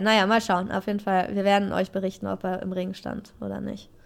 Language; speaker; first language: German; native; German